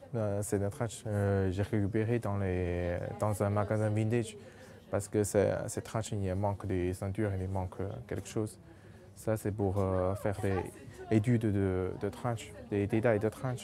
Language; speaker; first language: French; non-native, local second language; Chinese